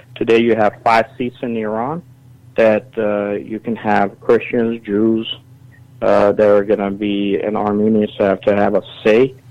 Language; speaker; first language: English; early bilingual, other home language; Assyrian Neo-Aramaic